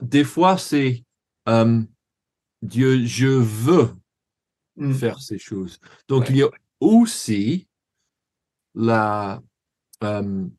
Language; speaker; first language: French; non-native, learner; English